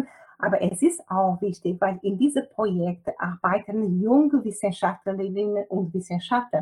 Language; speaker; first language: German; non-native, fluent; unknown